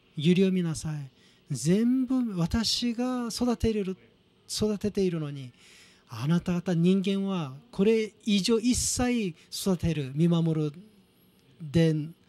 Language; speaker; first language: Japanese; non-native, fluent; Korean